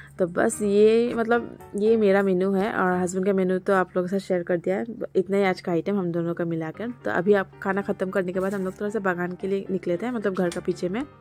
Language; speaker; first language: Hindi; non-native, local second language; Bangla